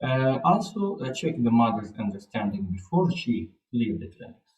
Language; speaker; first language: English; non-native, fluent; Arabic